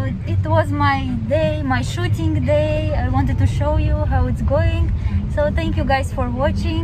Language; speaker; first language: English; non-native, learner; Russian